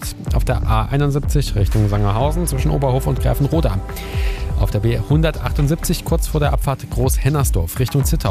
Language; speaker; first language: German; native; German